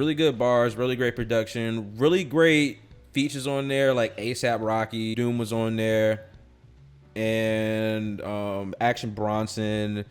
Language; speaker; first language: English; native; English